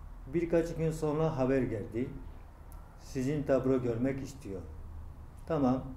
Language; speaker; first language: Turkish; non-native, learner; Japanese